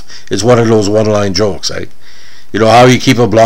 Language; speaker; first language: English; native; English